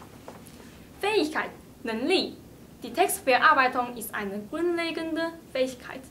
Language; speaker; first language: German; non-native, learner; Chinese